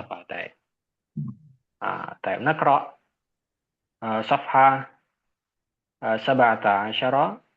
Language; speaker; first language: Arabic; non-native, fluent; Indonesian